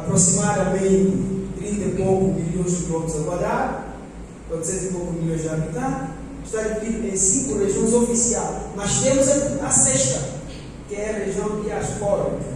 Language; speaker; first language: Portuguese; non-native, local second language; Upper Guinea Crioulo